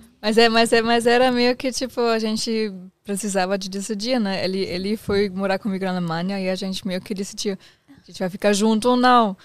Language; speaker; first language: Portuguese; non-native, fluent; German